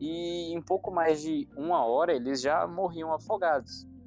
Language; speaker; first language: Portuguese; native; Portuguese